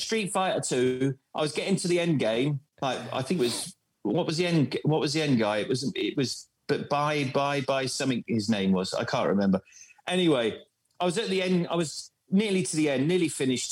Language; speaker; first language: English; native; English